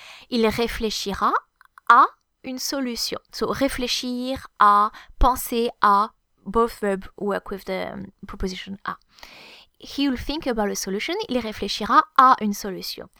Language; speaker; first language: French; native; French